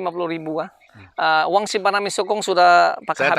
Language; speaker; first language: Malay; non-native, local second language; Chinese